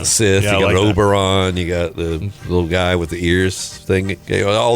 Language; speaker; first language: English; native; English